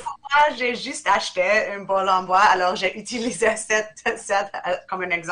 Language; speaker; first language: French; non-native, fluent; English